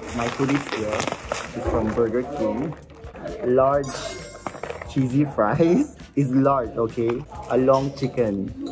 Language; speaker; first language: English; non-native, local second language; Pampanga